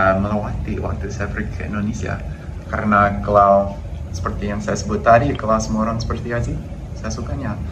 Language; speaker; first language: Indonesian; non-native, fluent; English